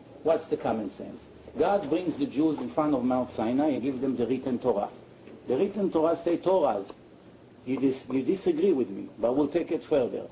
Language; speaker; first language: English; non-native, fluent; Hebrew